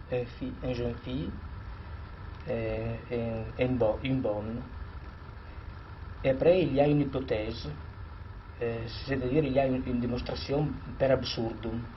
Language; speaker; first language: French; non-native, fluent; Italian